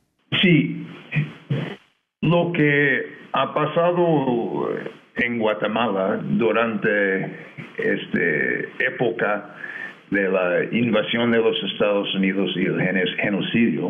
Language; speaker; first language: Spanish; non-native, fluent; English